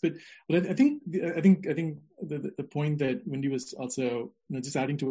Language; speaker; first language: English; non-native, local second language; Telugu